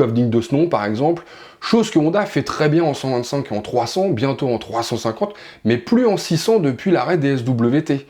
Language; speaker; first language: French; native; French